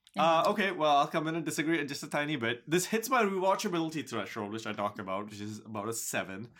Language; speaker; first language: English; non-native, local second language; Hindi